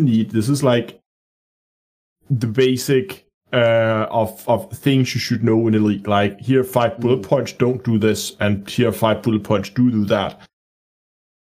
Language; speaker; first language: English; non-native, fluent; Danish